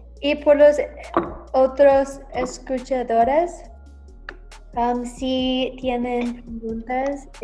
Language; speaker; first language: Spanish; non-native, learner; English